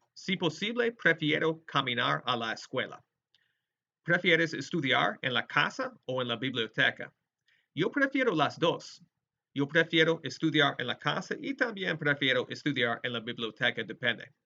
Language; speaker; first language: Spanish; non-native, fluent; English